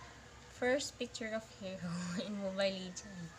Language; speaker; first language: English; non-native, local second language; Cebuano